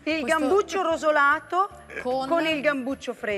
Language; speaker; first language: Italian; native; Italian